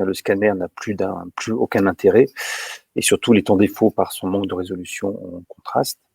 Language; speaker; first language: French; native; French